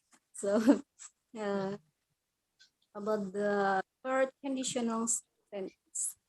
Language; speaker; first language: English; non-native, learner; Indonesian